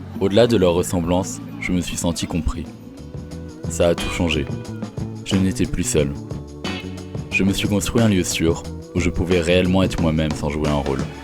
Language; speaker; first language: French; native; French